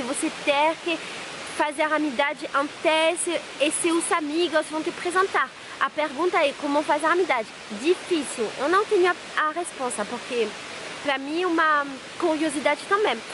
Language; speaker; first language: Portuguese; non-native, fluent; French